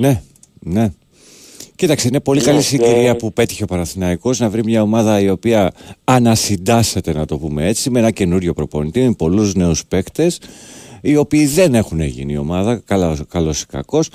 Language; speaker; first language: Greek; native; Greek